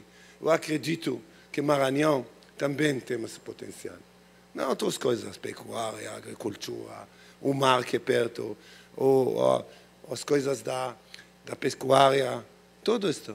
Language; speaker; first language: Portuguese; non-native, learner; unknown